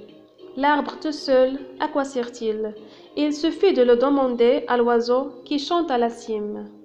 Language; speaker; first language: French; non-native, local second language; Arabic